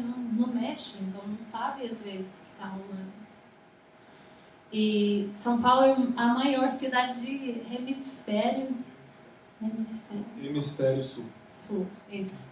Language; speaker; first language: Portuguese; non-native, fluent; English